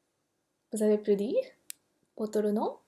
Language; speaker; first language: French; non-native, fluent; Japanese